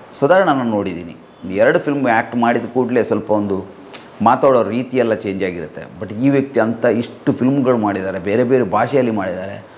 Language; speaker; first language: Kannada; non-native, local second language; Malayalam